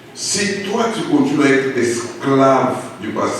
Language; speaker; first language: French; non-native, local second language; Lingala